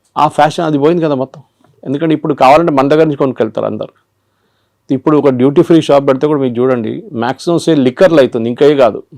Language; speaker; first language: Telugu; non-native, local second language; Malayalam